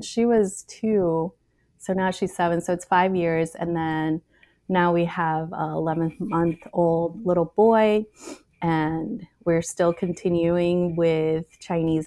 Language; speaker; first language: English; native; English